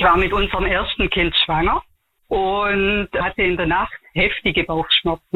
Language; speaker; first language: German; native; German